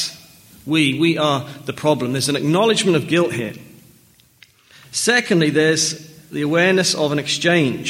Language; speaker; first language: English; native; English